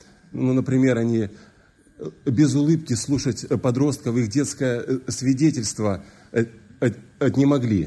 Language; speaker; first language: Russian; native; Russian